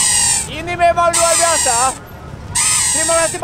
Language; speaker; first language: Indonesian; non-native, fluent; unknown